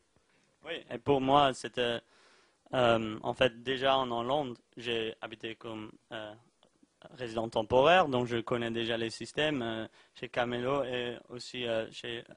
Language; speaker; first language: French; non-native, learner; Dutch